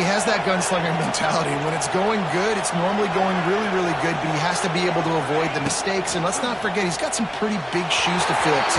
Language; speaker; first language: English; native; English